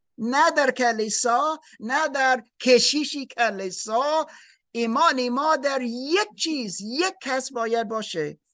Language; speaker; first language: Persian; non-native, learner; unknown